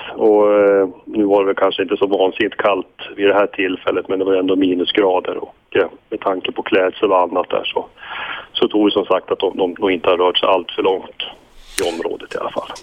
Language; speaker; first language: Swedish; native; Swedish